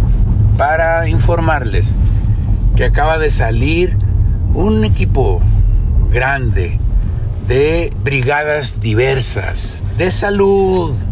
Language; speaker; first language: Spanish; native; Spanish